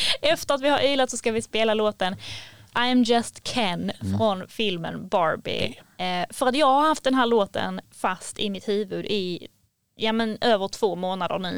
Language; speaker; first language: Swedish; native; Swedish